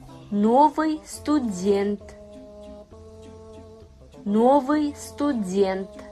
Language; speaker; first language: Russian; non-native, fluent; Kazakh